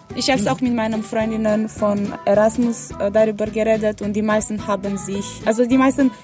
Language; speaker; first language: German; non-native, learner; Romanian